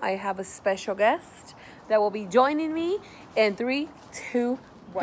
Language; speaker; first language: English; early bilingual, other home language; Spanish